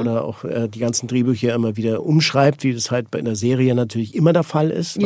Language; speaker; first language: German; native; German